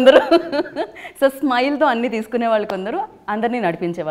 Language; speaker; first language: Telugu; native; Telugu